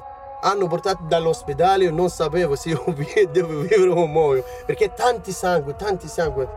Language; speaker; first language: Italian; non-native, learner; Arabic